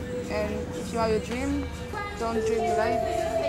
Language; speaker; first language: English; non-native, learner; French